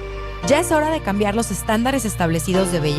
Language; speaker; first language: Spanish; native; Spanish